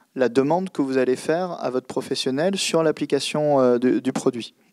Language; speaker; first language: French; native; French